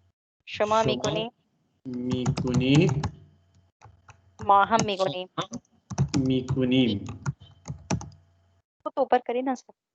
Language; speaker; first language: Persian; non-native, learner; Urdu